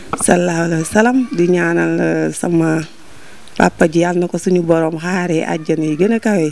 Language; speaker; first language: Wolof; native; Wolof